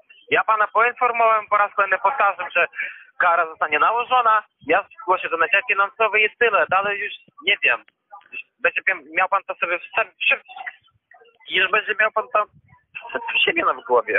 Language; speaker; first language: Polish; non-native, learner; Ukrainian